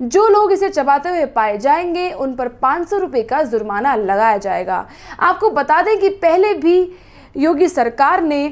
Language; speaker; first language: Hindi; native; Hindi